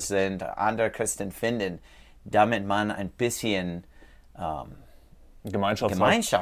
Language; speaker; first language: German; non-native, learner; English